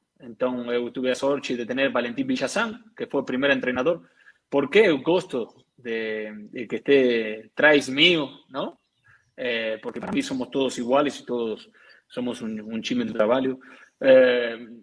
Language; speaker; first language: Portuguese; non-native, learner; Spanish